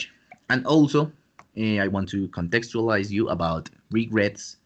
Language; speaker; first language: English; non-native, fluent; Spanish